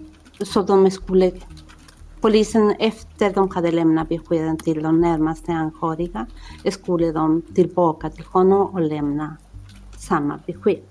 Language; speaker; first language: Swedish; non-native, fluent; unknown